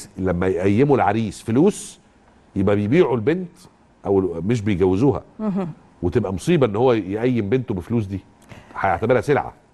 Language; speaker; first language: Arabic; native; Arabic